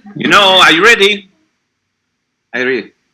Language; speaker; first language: English; non-native, learner; Italian